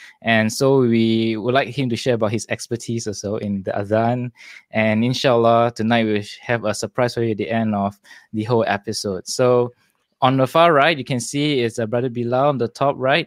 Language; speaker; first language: English; non-native, local second language; Malay